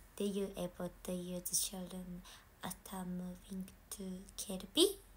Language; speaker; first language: English; non-native, learner; Japanese